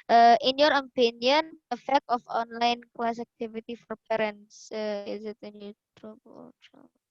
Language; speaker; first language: English; non-native, learner; Indonesian